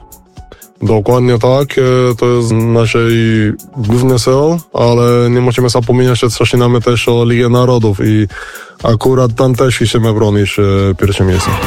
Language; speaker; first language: Polish; non-native, fluent; Spanish